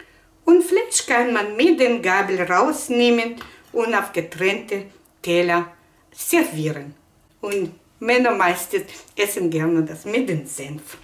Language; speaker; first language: German; non-native, fluent; Russian